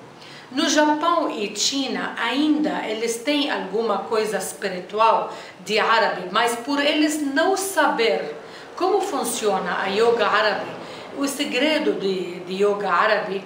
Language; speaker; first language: Portuguese; non-native, fluent; Arabic